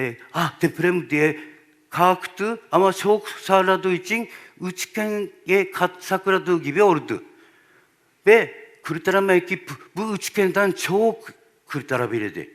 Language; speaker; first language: Turkish; non-native, learner; Japanese